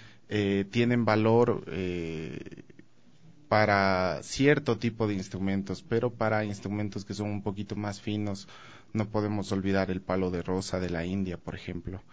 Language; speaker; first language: Spanish; native; Spanish